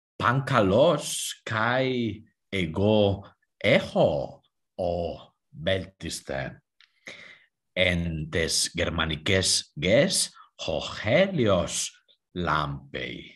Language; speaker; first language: Greek; non-native, learner; German